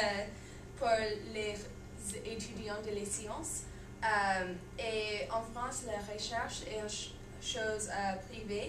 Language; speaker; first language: French; non-native, learner; English